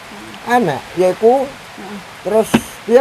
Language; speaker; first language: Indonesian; non-native, local second language; Javanese